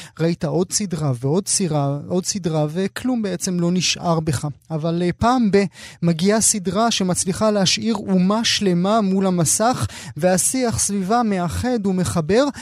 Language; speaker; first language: Hebrew; native; Hebrew